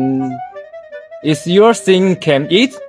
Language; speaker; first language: English; non-native, learner; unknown